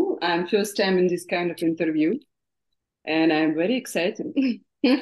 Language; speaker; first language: English; non-native, fluent; Russian